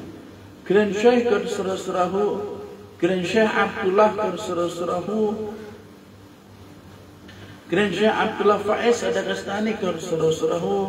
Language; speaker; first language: Indonesian; native; Indonesian